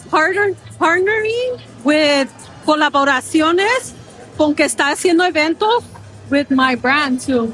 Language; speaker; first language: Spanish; early bilingual, heritage; Spanish